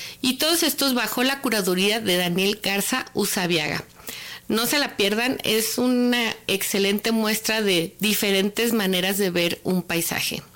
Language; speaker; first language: Spanish; native; Spanish